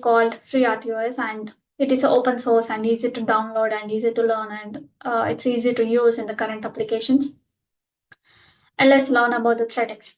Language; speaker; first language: English; non-native, local second language; Telugu